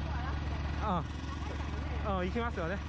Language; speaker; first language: Japanese; non-native, learner; Chinese